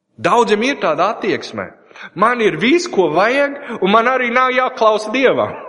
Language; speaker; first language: Latvian; non-native, learner; English